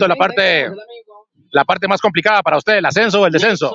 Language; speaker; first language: Spanish; native; Spanish